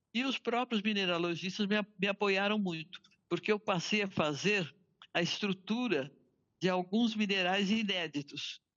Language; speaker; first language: Portuguese; native; Portuguese